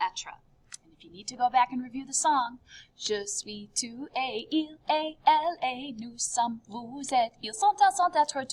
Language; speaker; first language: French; non-native, fluent; English